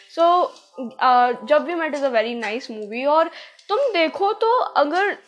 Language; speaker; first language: Hindi; native; Hindi